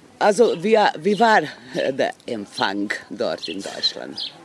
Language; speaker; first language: German; non-native, fluent; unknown